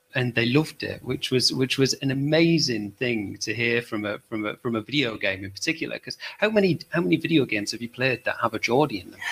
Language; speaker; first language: English; native; English